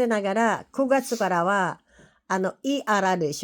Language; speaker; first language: Japanese; non-native, learner; Filipino